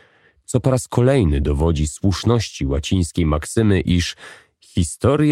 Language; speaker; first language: Polish; native; Polish